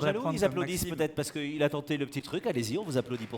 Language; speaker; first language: French; native; French